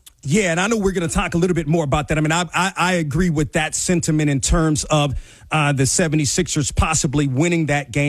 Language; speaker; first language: English; native; English